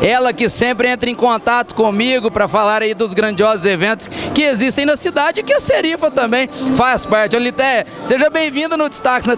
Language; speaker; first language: Portuguese; native; Portuguese